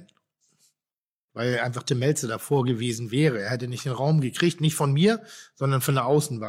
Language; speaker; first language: German; native; German